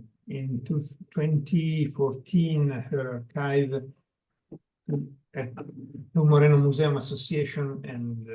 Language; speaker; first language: English; non-native, learner; Italian